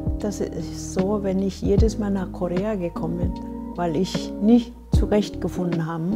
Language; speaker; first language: German; non-native, fluent; Korean